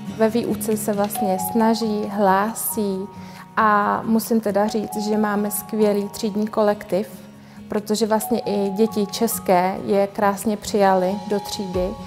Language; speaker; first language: Czech; native; Czech